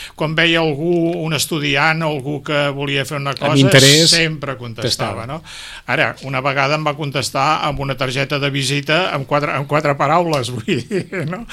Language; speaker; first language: Catalan; native; Catalan